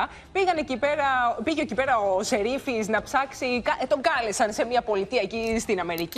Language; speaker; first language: Greek; native; Greek